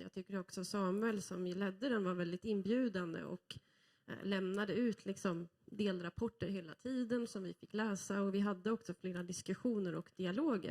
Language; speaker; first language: Swedish; native; Swedish